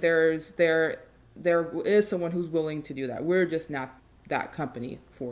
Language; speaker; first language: English; native; English